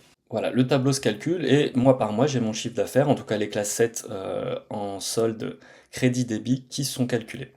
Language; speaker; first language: French; native; French